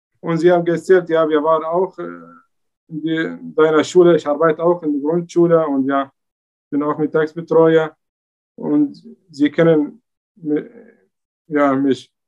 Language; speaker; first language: German; non-native, learner; Arabic